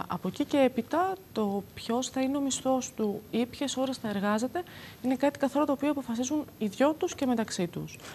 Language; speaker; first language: Greek; native; Greek